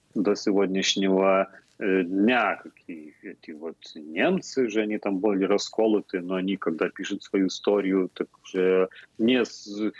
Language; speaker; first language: Russian; non-native, fluent; Lithuanian